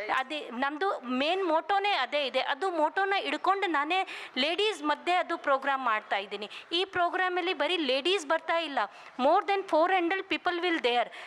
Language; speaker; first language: Kannada; non-native, local second language; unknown